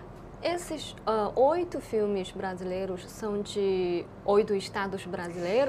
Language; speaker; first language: Portuguese; non-native, fluent; Chinese